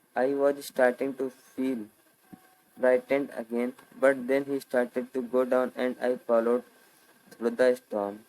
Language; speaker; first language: English; non-native, local second language; Hindi